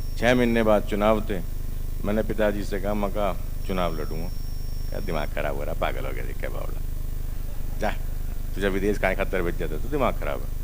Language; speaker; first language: Hindi; native; Hindi